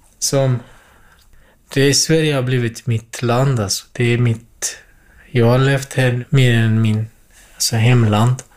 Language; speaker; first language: Swedish; non-native, fluent; Kurdish